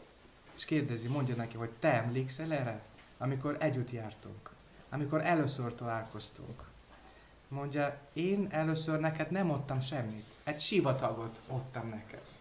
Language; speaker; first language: Hungarian; non-native, learner; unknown